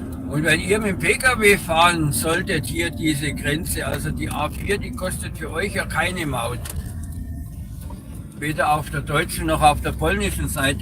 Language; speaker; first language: German; native; German